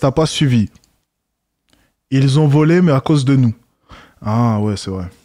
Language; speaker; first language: French; native; French